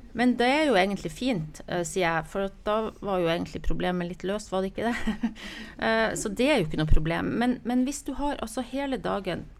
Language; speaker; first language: Norwegian; non-native, fluent; English